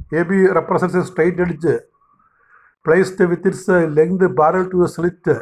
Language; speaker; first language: English; non-native, local second language; Malayalam